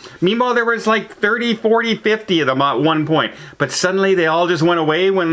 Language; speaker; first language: English; native; English